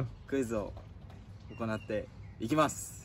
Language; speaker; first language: Japanese; native; Japanese